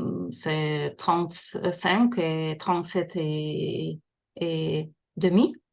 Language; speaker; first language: French; non-native, learner; Russian